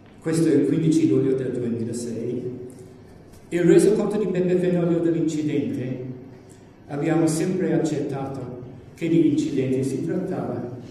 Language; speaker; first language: Italian; non-native, fluent; English